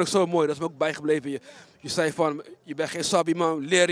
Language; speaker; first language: Dutch; native; Dutch